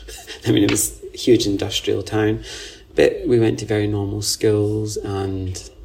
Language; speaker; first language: English; native; English